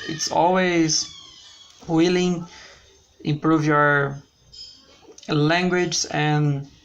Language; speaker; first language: English; non-native, learner; Portuguese